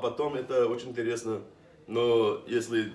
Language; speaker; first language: Russian; non-native, learner; Portuguese